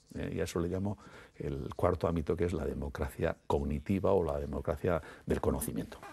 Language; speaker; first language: Spanish; native; Spanish